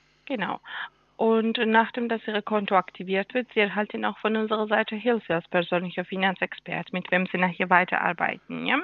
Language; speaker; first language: German; non-native, learner; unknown